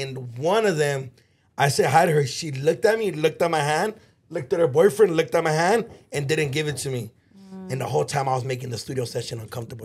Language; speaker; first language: English; early bilingual, other home language; Spanish